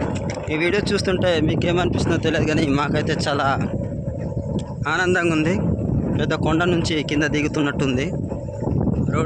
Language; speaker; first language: Telugu; native; Telugu